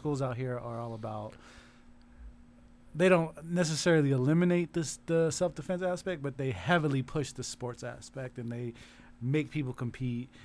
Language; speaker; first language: English; native; English